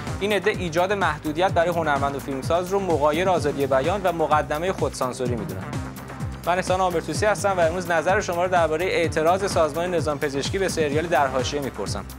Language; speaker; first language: Persian; native; Persian